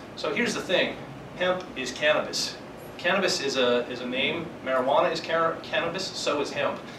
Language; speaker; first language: English; native; English